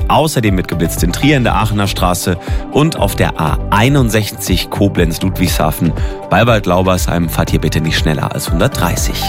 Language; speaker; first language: German; native; German